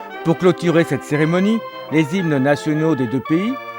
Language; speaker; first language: French; native; French